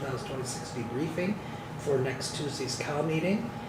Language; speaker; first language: English; native; English